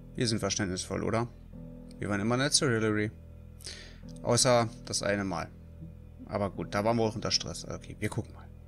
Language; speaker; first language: German; native; German